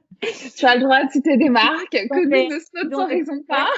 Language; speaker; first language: French; native; French